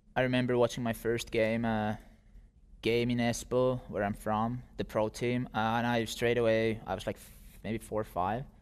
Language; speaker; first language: English; non-native, fluent; Finnish